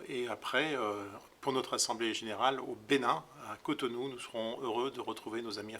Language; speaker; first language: French; native; French